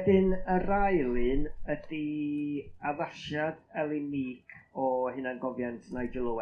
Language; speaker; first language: Welsh; native; Welsh